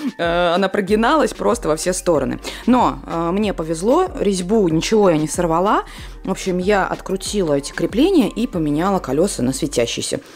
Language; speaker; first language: Russian; non-native, local second language; Latvian